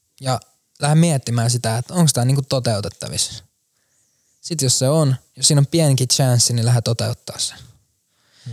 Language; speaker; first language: Finnish; native; Finnish